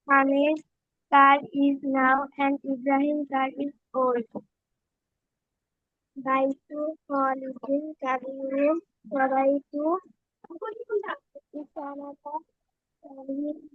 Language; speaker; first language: Arabic; non-native, learner; Bangla